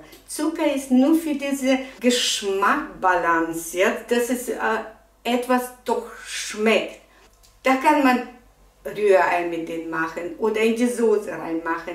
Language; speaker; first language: German; non-native, fluent; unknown